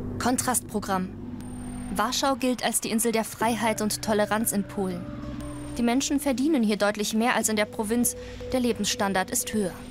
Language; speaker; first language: German; early bilingual, other home language; Polish